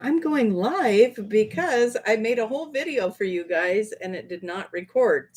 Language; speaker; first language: English; native; English